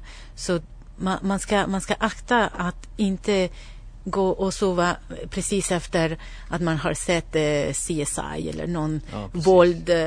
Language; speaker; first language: Swedish; non-native, fluent; Spanish